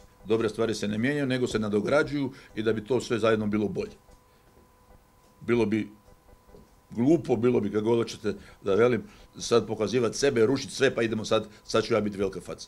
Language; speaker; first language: Croatian; native; Croatian